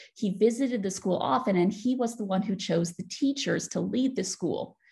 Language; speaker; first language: English; native; English